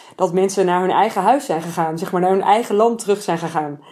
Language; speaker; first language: Dutch; native; Dutch